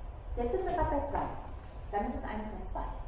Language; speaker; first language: German; native; German